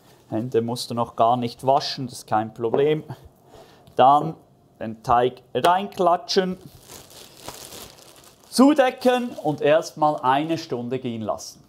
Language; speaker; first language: German; native; German